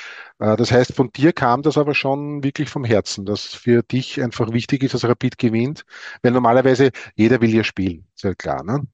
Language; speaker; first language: German; native; German